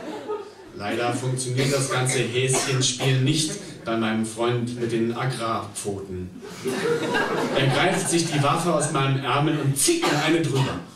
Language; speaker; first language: German; native; German